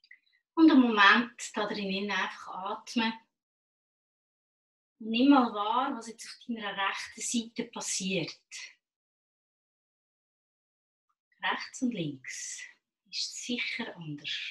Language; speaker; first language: German; native; German